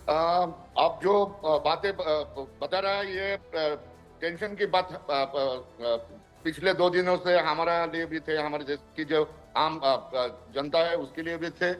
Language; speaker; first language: Hindi; non-native, learner; Bangla